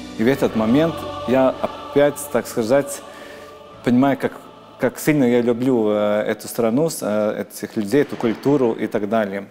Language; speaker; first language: Russian; non-native, local second language; Latvian